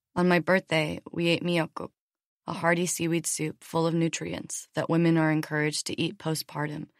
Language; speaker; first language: English; native; English